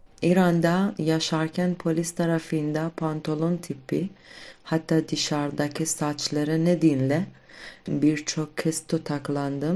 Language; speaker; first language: Turkish; non-native, fluent; Kurdish